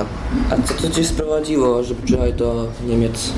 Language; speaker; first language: Polish; early bilingual, heritage; Polish